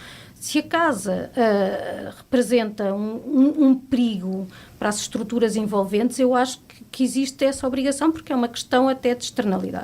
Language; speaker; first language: Portuguese; native; Portuguese